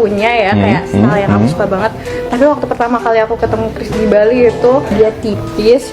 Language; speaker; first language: Indonesian; non-native, fluent; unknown